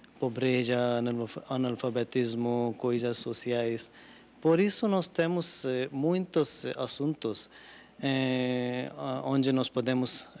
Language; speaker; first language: Portuguese; non-native, learner; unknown